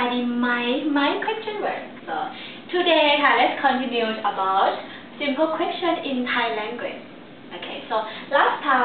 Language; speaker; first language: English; non-native, learner; Thai